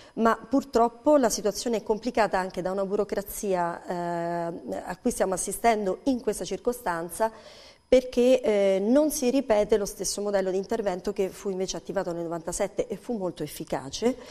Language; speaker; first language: Italian; native; Italian